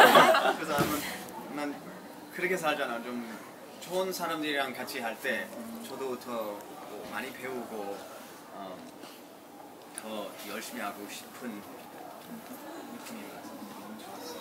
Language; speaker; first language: Korean; early bilingual, heritage; English